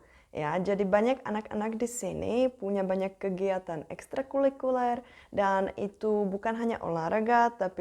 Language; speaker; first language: Indonesian; non-native, fluent; Czech